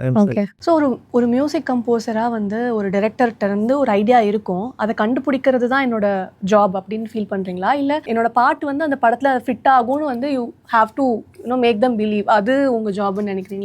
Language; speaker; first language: Tamil; native; Tamil